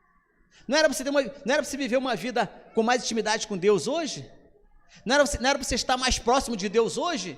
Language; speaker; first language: Portuguese; native; Portuguese